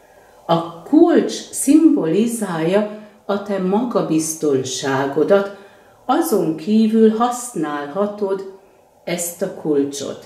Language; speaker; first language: Hungarian; native; Hungarian